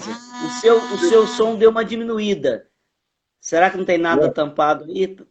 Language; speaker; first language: Portuguese; native; Portuguese